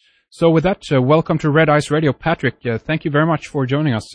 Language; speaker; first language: English; non-native, fluent; Swedish